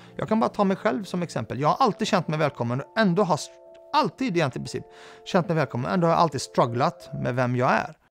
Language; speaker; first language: Swedish; early bilingual, other home language; Arabic